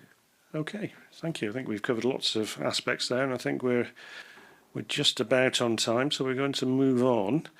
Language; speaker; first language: English; native; English